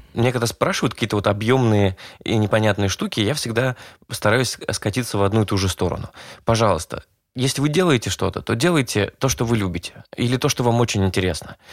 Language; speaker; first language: Russian; native; Russian